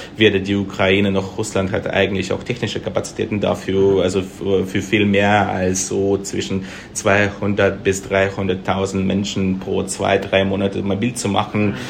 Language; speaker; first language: German; non-native, fluent; Russian